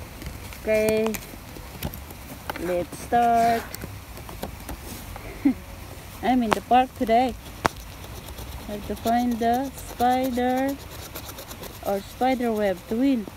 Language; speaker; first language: English; non-native, local second language; Filipino